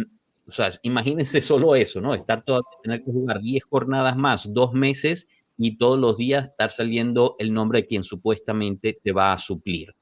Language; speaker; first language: Spanish; native; Spanish